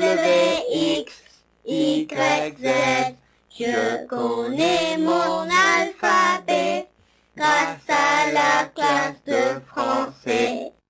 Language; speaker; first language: French; non-native, learner; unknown